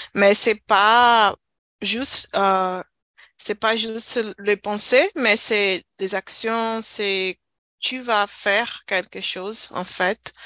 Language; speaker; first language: French; non-native, learner; Portuguese